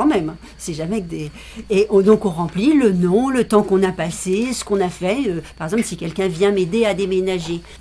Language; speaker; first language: French; native; French